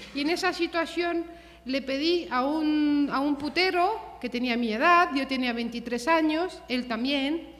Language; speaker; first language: Spanish; early bilingual, other home language; Romanian